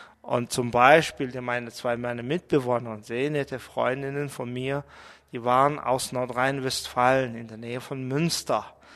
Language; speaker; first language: German; non-native, fluent; Mongolian